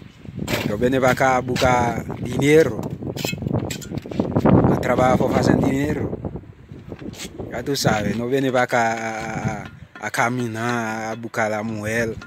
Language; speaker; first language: Portuguese; non-native, learner; Haitian Creole